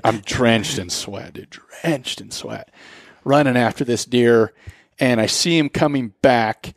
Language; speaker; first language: English; native; English